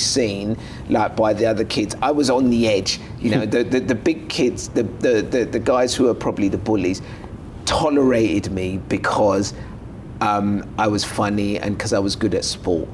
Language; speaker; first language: English; native; English